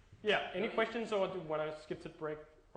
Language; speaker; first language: English; non-native, fluent; Danish